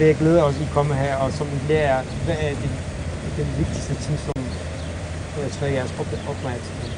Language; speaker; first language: Danish; non-native, fluent; Central Kurdish